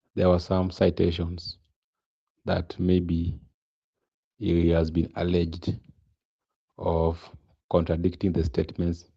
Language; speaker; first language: English; non-native, local second language; Swahili